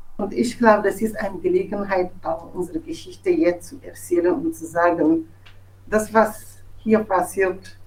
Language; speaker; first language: German; non-native, fluent; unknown